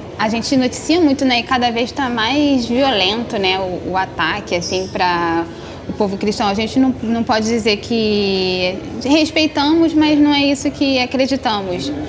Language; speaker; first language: Portuguese; native; Portuguese